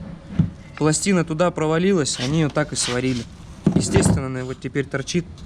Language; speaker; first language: Russian; native; Russian